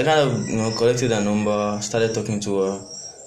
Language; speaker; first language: English; non-native, local second language; Yoruba